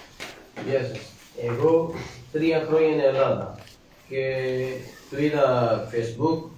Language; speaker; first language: Greek; non-native, learner; Punjabi